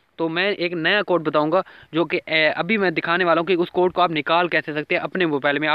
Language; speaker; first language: Urdu; non-native, local second language; Punjabi